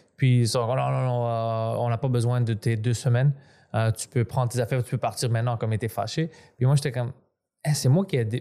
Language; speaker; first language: French; non-native, fluent; Greek